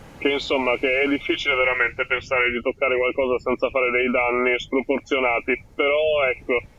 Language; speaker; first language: Italian; native; Italian